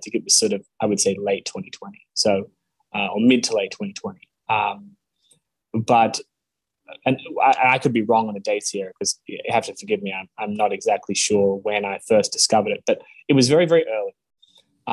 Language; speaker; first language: English; native; English